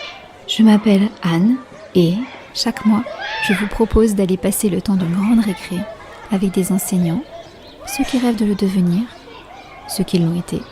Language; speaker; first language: French; native; French